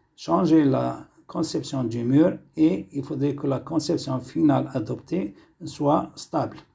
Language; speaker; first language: French; non-native, local second language; Arabic